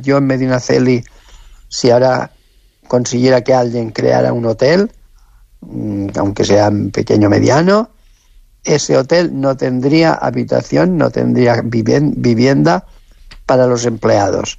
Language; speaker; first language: Spanish; native; Spanish